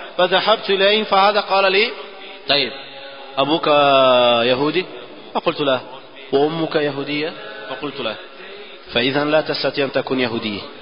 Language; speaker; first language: Arabic; non-native, fluent; Portuguese